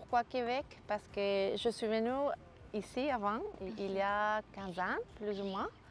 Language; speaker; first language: French; non-native, fluent; Spanish